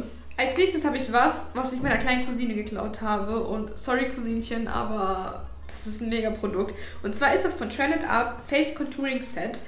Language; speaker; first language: German; native; German